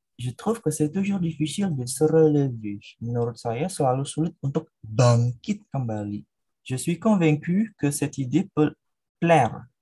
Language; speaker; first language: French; non-native, fluent; Indonesian